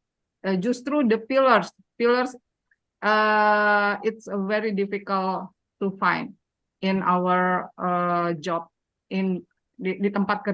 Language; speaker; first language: English; non-native, learner; Indonesian